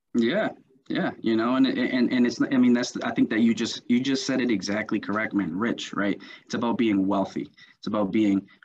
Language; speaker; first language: English; native; English